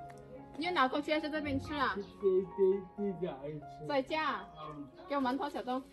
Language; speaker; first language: Chinese; non-native, fluent; Indonesian